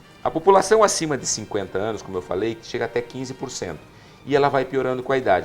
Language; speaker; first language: Portuguese; native; Portuguese